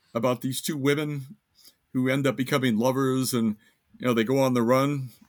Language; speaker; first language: English; native; English